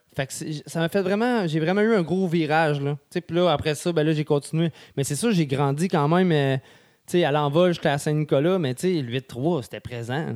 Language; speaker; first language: French; native; French